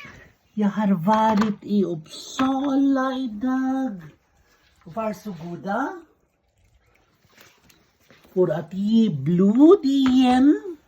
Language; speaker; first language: Swedish; non-native, learner; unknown